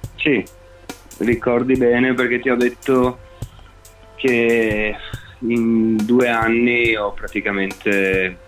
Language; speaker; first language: Italian; native; Italian